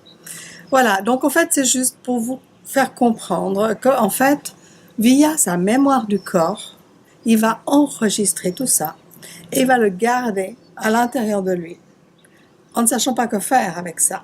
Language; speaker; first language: French; native; French